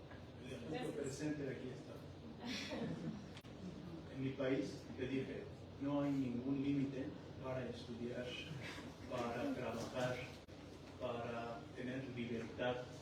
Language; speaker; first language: Spanish; non-native, fluent; Persian